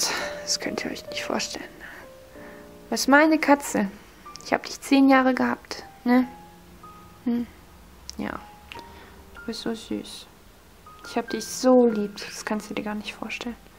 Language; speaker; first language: German; native; German